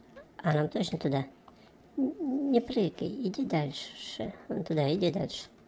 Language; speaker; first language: Russian; native; Russian